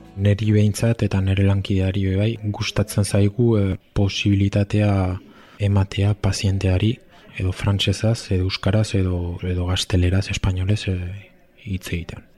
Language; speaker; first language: Basque; non-native, local second language; Spanish